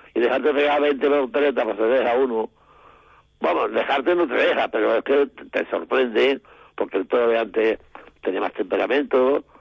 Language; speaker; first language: Spanish; native; Spanish